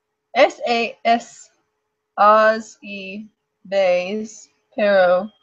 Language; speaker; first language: Spanish; non-native, learner; English